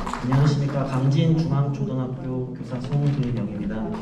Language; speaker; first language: Korean; native; Korean